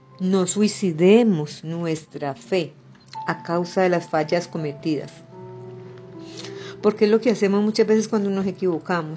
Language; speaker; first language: Spanish; native; Spanish